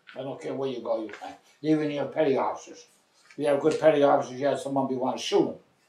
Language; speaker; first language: English; native; English